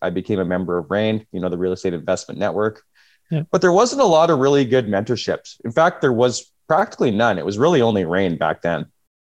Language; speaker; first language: English; native; English